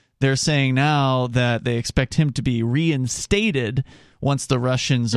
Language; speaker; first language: English; native; English